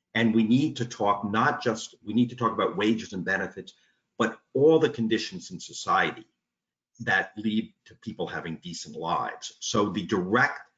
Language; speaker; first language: English; native; English